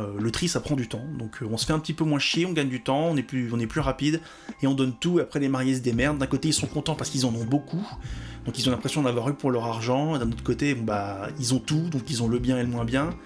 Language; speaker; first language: French; native; French